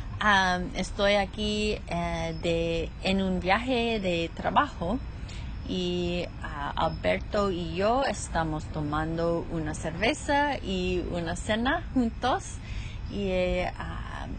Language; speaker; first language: Spanish; non-native, fluent; English